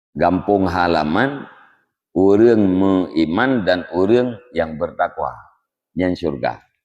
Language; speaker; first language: Malay; non-native, local second language; Achinese